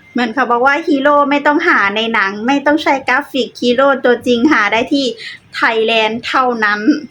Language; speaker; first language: Thai; native; Thai